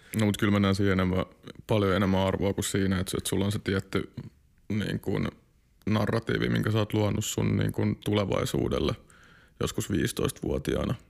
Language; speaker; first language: Finnish; native; Finnish